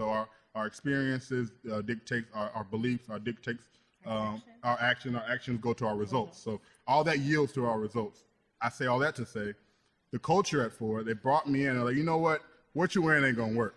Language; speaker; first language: English; native; English